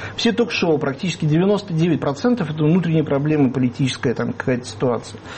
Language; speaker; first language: Russian; native; Russian